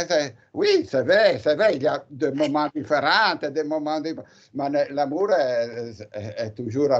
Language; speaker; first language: French; non-native, learner; Italian